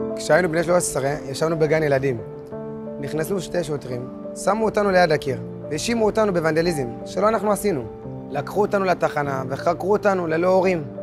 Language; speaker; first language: Hebrew; early bilingual, other home language; Amharic